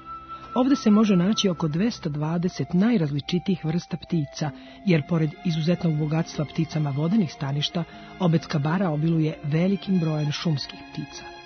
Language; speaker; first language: Serbian; native; Serbian